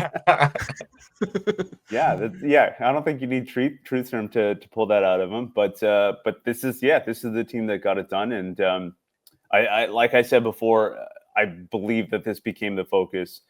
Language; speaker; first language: English; native; English